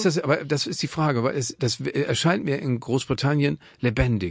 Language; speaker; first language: German; native; German